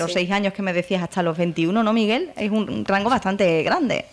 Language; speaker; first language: Spanish; native; Spanish